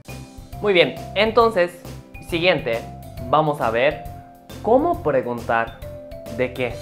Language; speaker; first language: Spanish; non-native, fluent; Japanese